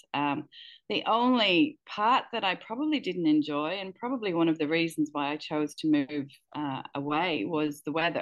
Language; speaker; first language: English; native; English